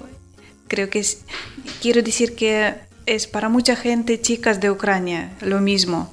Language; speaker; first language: Spanish; non-native, learner; Ukrainian